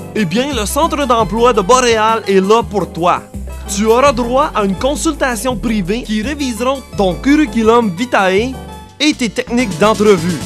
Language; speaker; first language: French; native; French